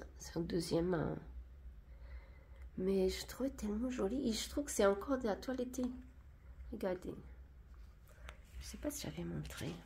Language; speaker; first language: French; non-native, fluent; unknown